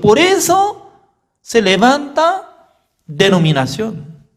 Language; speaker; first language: Spanish; non-native, fluent; Korean